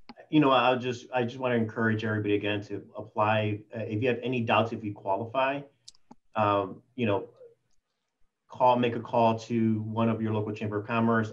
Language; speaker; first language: English; early bilingual, other home language; Spanish